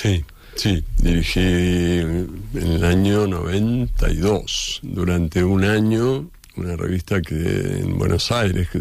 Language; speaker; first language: Spanish; native; Spanish